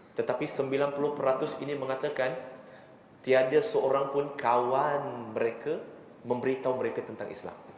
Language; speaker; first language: Malay; non-native, local second language; Chinese